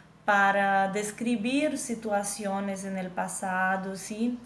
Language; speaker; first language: Spanish; non-native, fluent; Portuguese